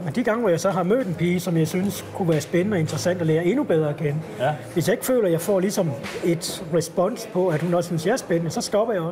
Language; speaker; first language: Danish; native; Danish